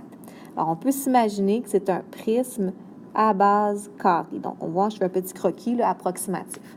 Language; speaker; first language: French; native; French